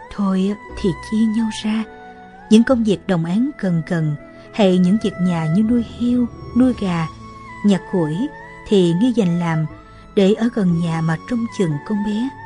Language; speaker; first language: Vietnamese; native; Vietnamese